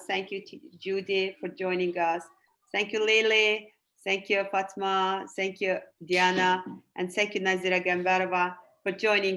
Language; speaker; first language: English; non-native, fluent; Azerbaijani